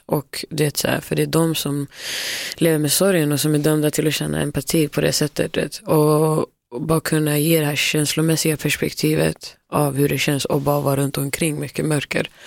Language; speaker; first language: Swedish; early bilingual, other home language; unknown